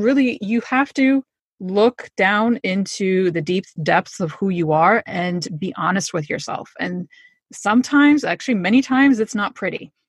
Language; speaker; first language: English; native; English